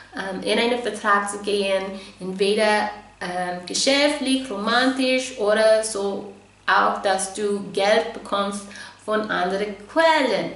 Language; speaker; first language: German; non-native, fluent; English